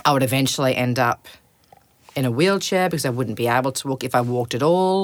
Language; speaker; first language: English; native; English